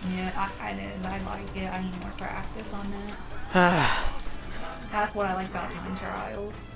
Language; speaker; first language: English; native; English